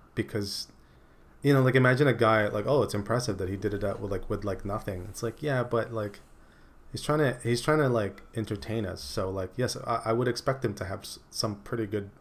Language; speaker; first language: English; early bilingual, other home language; Filipino